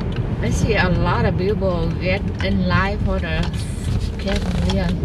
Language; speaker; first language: English; non-native, learner; Vietnamese